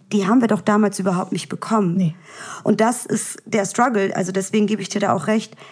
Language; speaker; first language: German; early bilingual, other home language; Vietnamese